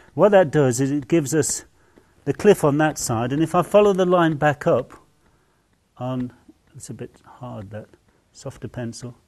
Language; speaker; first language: English; native; English